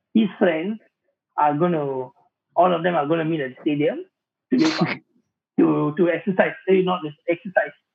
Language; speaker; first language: English; non-native, local second language; Tamil